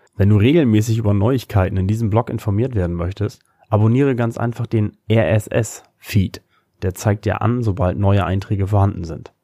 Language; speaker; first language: German; native; German